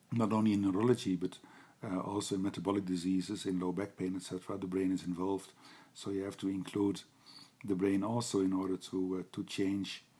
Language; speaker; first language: English; non-native, fluent; Dutch